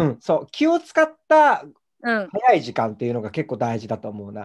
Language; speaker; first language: Japanese; native; Japanese